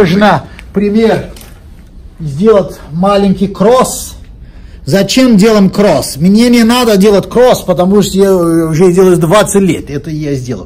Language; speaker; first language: Russian; non-native, learner; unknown